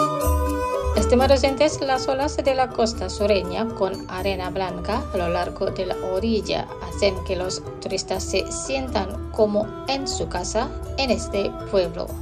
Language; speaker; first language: Spanish; non-native, fluent; Indonesian